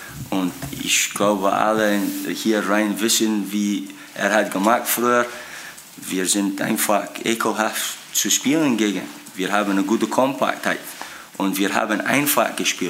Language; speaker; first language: German; non-native, fluent; English